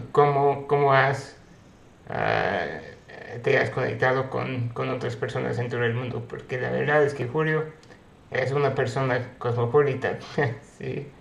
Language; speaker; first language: Spanish; non-native, fluent; English